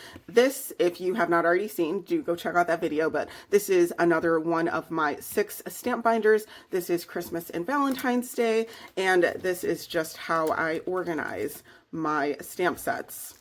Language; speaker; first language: English; native; English